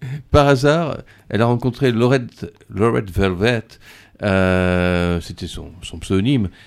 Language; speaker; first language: French; native; French